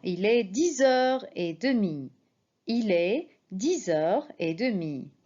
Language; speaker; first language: French; non-native, fluent; Arabic